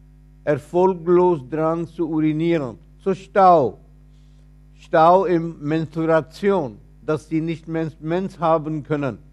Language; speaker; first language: German; non-native, fluent; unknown